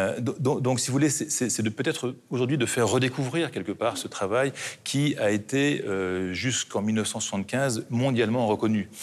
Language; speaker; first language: French; native; French